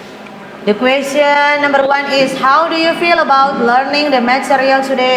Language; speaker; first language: English; non-native, fluent; Indonesian